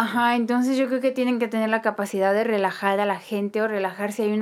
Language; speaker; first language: Spanish; native; Spanish